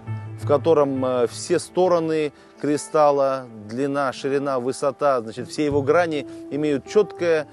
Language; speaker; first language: Russian; native; Russian